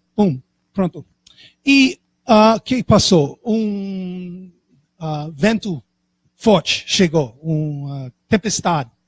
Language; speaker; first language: Portuguese; non-native, fluent; English